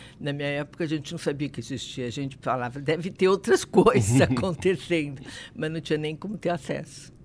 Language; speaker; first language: Portuguese; native; Portuguese